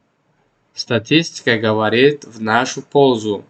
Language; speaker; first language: Russian; non-native, local second language; Tajik